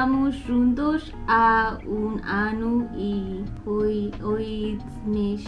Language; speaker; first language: Portuguese; non-native, learner; Nepali